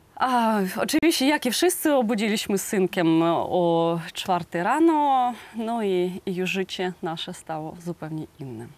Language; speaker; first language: Polish; non-native, learner; Ukrainian